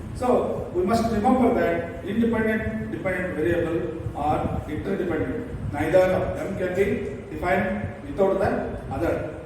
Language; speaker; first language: English; non-native, local second language; Kannada